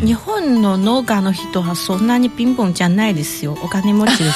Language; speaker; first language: Japanese; non-native, fluent; Chinese